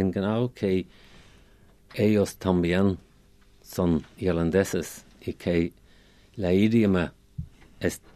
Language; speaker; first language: Spanish; non-native, fluent; English